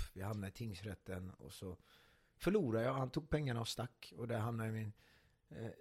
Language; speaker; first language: Swedish; native; Swedish